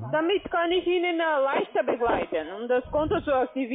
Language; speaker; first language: German; non-native, learner; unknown